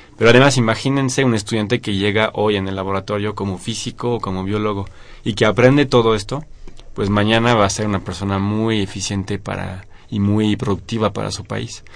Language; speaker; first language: Spanish; non-native, fluent; French